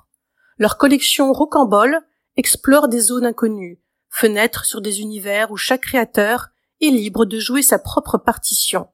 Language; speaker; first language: French; native; French